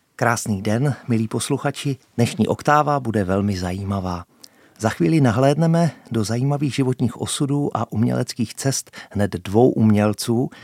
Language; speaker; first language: Czech; native; Czech